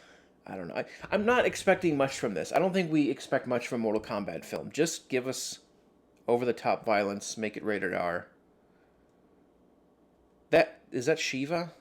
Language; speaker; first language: English; native; English